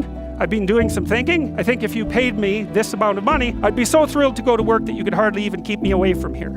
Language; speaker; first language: English; native; English